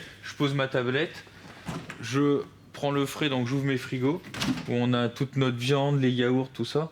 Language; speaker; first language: French; native; French